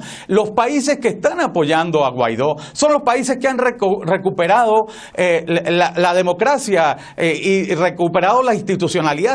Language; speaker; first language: Spanish; native; Spanish